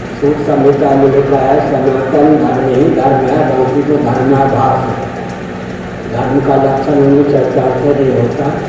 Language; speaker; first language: Hindi; non-native, local second language; Maithili